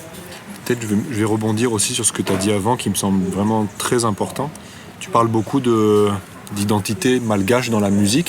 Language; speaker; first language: French; native; French